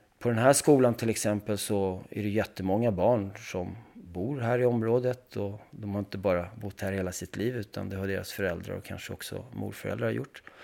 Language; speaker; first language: Swedish; early bilingual, other home language; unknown